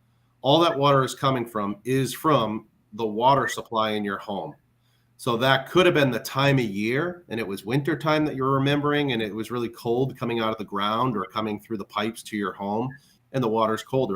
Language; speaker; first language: English; native; English